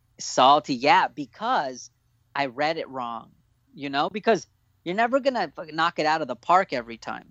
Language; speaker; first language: English; native; English